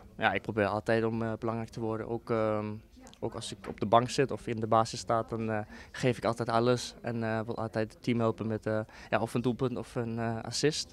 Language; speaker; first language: Dutch; non-native, fluent; Danish